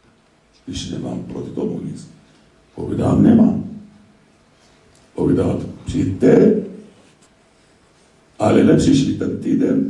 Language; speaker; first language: Slovak; non-native, fluent; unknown